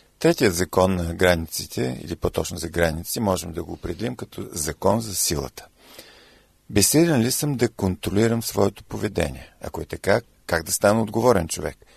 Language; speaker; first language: Bulgarian; native; Bulgarian